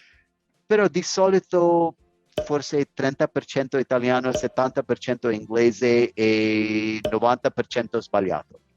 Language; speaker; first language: Italian; non-native, learner; English